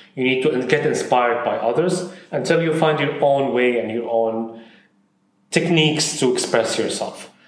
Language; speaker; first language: English; non-native, fluent; Arabic